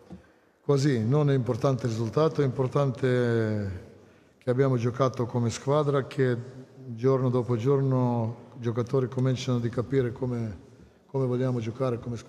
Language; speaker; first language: Italian; non-native, fluent; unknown